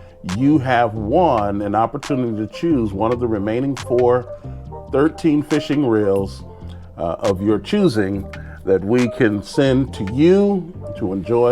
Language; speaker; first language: English; native; English